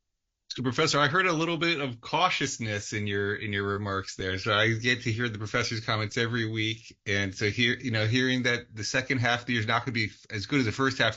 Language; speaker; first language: English; native; English